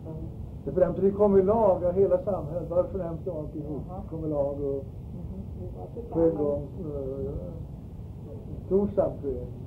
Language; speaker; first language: Swedish; early bilingual, heritage; Swedish